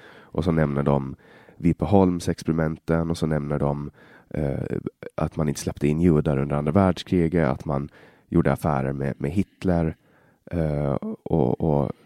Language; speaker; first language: Swedish; native; Swedish